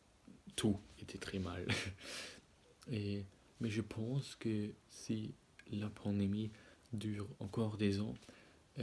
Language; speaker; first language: French; non-native, learner; German